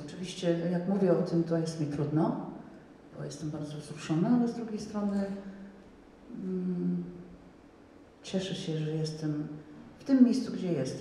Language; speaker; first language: Polish; non-native, fluent; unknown